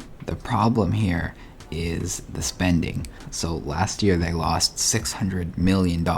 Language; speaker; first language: English; native; English